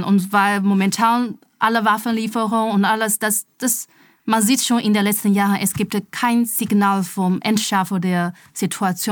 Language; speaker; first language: German; non-native, fluent; Chinese